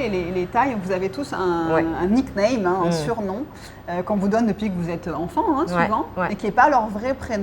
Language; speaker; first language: French; native; French